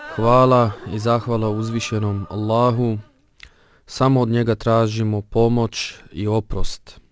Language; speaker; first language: Bosnian; non-native, fluent; Arabic